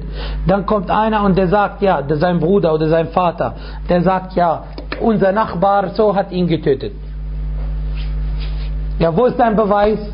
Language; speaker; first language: German; non-native, fluent; Arabic